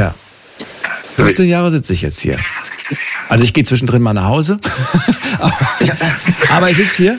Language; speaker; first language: German; native; German